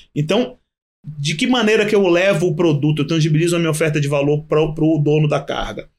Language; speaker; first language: Portuguese; native; Portuguese